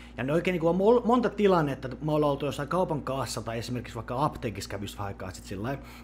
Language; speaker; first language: Finnish; native; Finnish